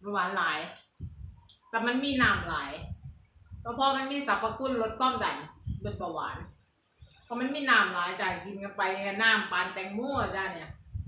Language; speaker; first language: Thai; native; Thai